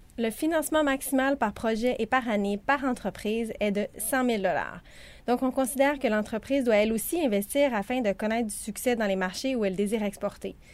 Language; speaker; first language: French; native; French